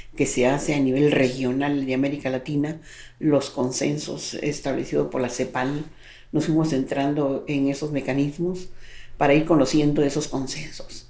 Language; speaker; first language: Spanish; native; Spanish